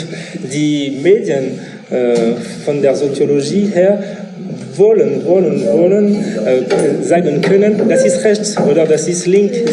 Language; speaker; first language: German; non-native, learner; French